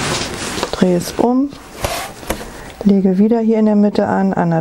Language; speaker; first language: German; native; German